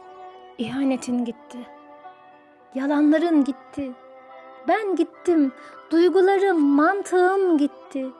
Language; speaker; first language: Turkish; native; Turkish